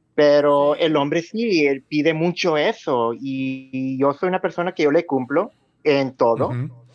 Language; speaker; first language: Spanish; early bilingual, heritage; Spanish